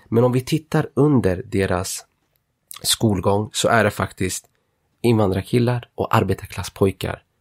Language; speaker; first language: Swedish; native; Swedish